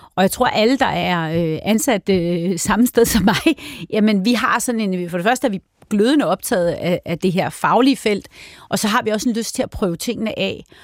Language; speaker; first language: Danish; native; Danish